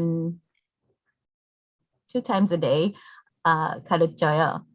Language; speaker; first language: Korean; non-native, learner; English